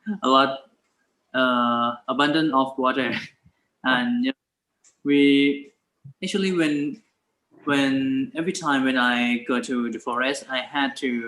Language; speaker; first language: English; non-native, learner; Thai